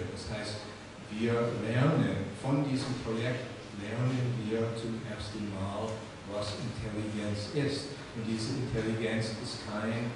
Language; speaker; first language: German; non-native, fluent; English